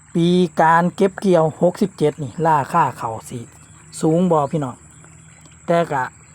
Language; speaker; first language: Thai; native; Thai